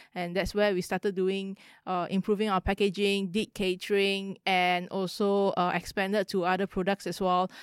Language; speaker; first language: English; non-native, local second language; Chinese